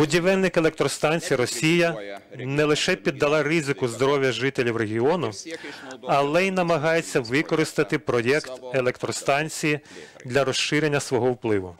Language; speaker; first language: Ukrainian; non-native, learner; Lithuanian